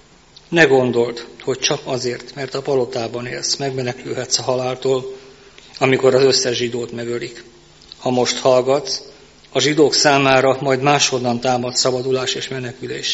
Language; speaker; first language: Hungarian; native; Hungarian